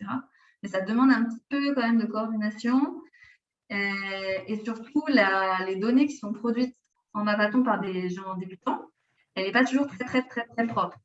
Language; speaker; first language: French; native; French